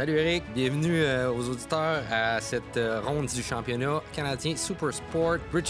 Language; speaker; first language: French; native; French